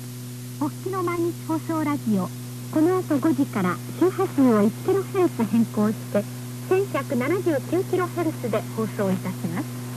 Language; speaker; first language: Japanese; native; Japanese